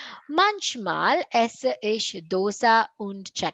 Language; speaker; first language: German; non-native, fluent; Tamil